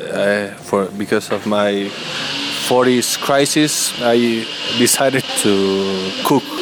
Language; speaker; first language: English; non-native, learner; Spanish